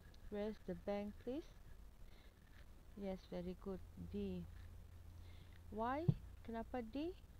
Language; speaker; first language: English; non-native, local second language; Malay